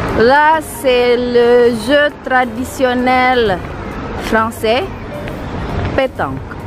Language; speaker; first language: French; non-native, fluent; Sundanese